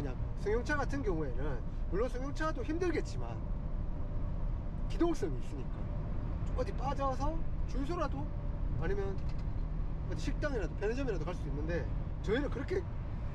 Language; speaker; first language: Korean; native; Korean